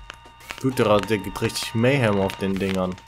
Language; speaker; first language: German; native; German